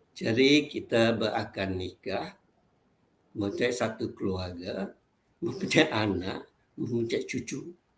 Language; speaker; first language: Malay; non-native, local second language; Chinese